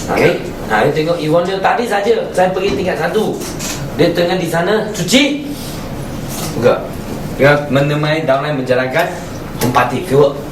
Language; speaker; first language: Malay; non-native, local second language; Chinese